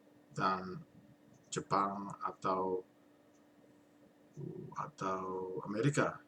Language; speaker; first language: Indonesian; non-native, learner; English